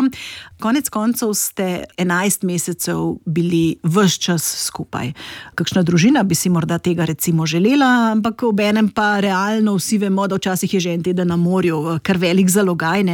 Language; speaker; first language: Slovenian; native; Slovenian